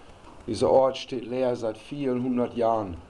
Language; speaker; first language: German; native; German